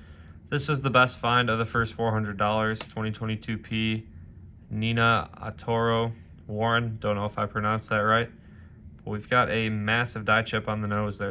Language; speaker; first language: English; native; English